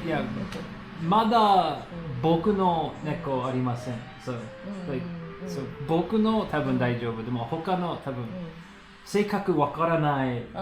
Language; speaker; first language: Japanese; non-native, learner; English